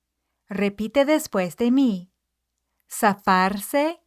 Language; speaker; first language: Spanish; non-native, fluent; English